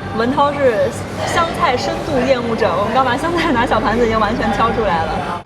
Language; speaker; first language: Chinese; native; Chinese